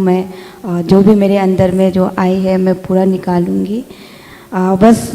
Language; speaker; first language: Hindi; non-native, local second language; Manipuri